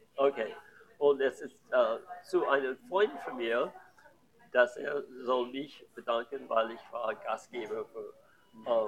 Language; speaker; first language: German; non-native, fluent; English